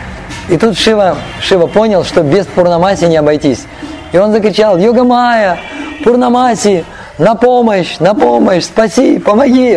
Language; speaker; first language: Russian; native; Russian